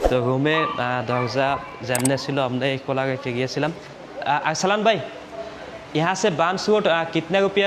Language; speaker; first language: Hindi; non-native, learner; Bangla